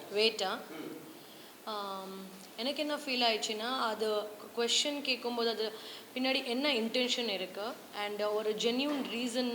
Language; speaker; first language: Tamil; non-native, learner; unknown